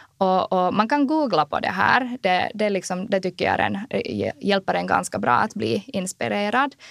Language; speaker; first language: Swedish; native; Swedish